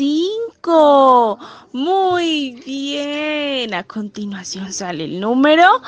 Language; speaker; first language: Spanish; native; Spanish